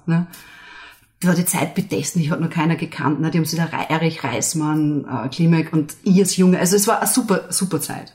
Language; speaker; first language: German; native; German